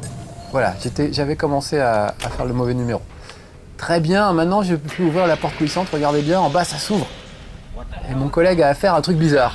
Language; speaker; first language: French; native; French